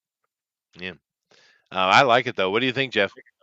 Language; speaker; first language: English; native; English